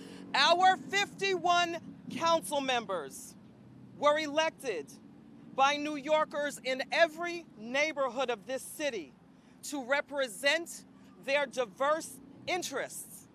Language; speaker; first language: English; native; English